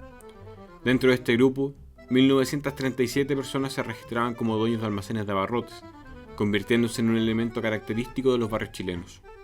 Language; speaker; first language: Spanish; native; Spanish